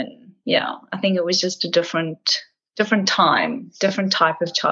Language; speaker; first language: English; native; English